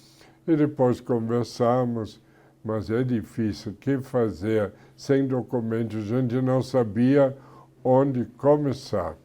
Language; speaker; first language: Portuguese; non-native, fluent; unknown